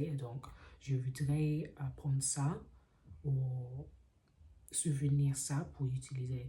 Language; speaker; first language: French; non-native, learner; English